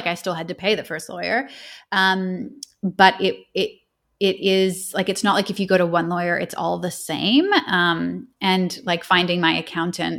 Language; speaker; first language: English; native; English